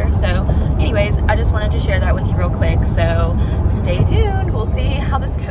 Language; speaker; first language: English; native; English